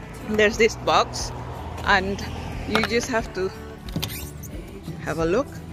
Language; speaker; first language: English; non-native, fluent; Indonesian